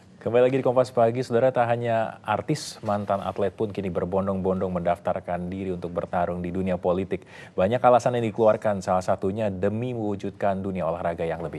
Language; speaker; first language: Indonesian; native; Indonesian